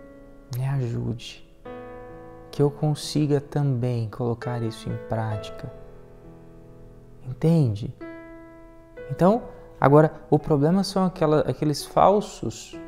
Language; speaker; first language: Portuguese; native; Portuguese